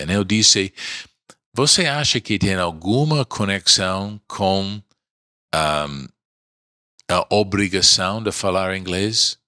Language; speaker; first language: Portuguese; non-native, fluent; English